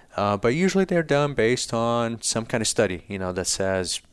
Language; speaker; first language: English; early bilingual, other home language; Portuguese